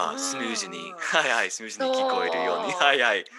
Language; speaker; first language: Japanese; non-native, learner; English